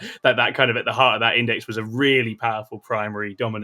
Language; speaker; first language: English; native; English